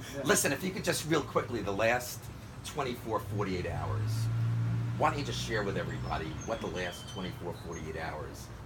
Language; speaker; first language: English; native; English